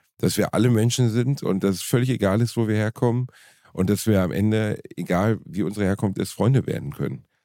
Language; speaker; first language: German; native; German